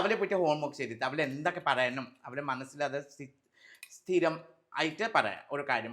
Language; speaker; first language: Malayalam; non-native, fluent; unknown